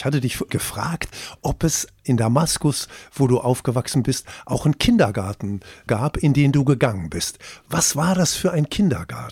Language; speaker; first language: German; native; German